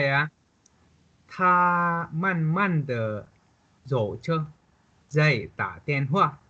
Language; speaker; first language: Chinese; non-native, learner; Indonesian